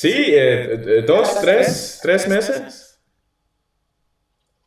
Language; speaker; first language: Spanish; non-native, learner; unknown